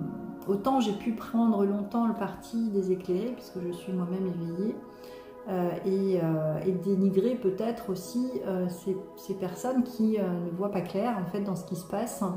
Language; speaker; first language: French; native; French